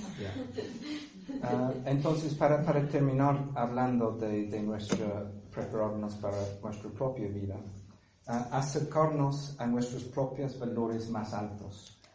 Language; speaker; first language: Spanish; non-native, fluent; English